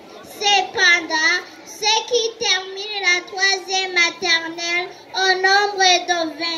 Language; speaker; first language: French; non-native, learner; Kinyarwanda